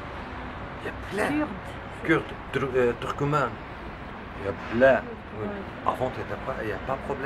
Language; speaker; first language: French; non-native, learner; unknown